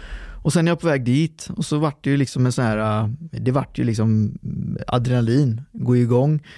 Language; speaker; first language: Swedish; early bilingual, other home language; Arabic